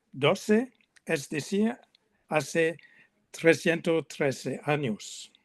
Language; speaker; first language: Spanish; non-native, learner; French